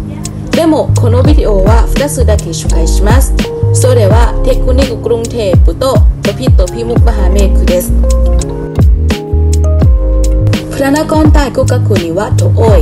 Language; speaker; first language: Japanese; non-native, learner; Thai